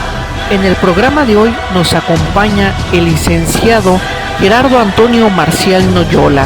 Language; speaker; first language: Spanish; native; Spanish